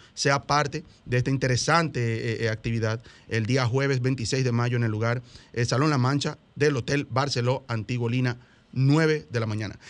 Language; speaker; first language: Spanish; native; Spanish